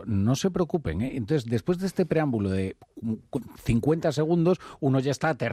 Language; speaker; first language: Spanish; native; Spanish